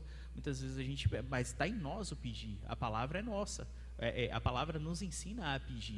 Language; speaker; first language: Portuguese; native; Portuguese